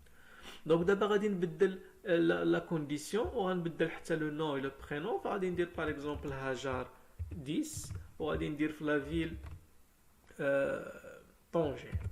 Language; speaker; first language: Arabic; native; Arabic